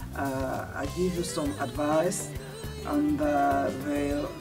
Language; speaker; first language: English; non-native, local second language; Duala